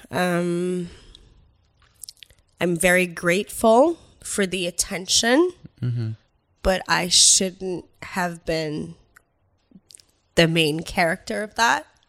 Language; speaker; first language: English; early bilingual, other home language; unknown